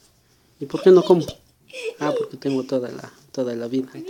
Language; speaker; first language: Spanish; native; Spanish